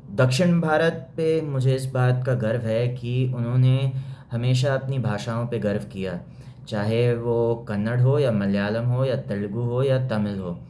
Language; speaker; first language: Hindi; non-native, local second language; Marathi